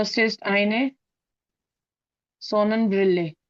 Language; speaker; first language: German; non-native, learner; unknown